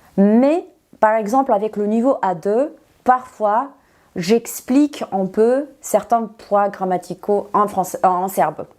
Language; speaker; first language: French; non-native, fluent; Serbian